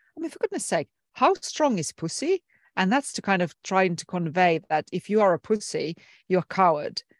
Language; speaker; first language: English; non-native, fluent; Finnish